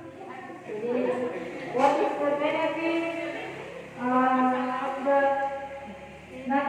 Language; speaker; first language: English; non-native, learner; Indonesian